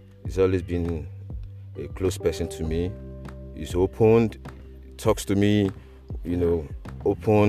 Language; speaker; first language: English; non-native, local second language; Yoruba